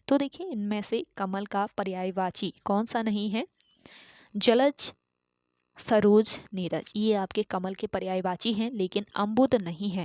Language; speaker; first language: Hindi; native; Hindi